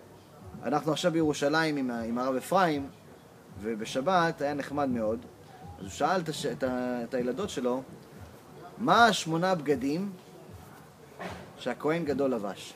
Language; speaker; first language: Hebrew; early bilingual, heritage; English